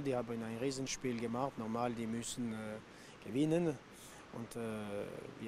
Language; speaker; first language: German; non-native, local second language; French